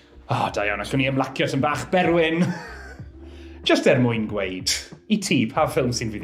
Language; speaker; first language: Welsh; native; Welsh